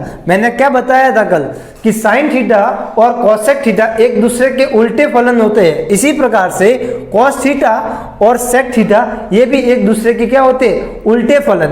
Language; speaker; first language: Hindi; native; Hindi